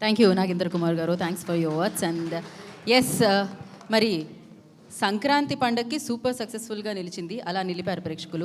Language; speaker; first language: Telugu; native; Telugu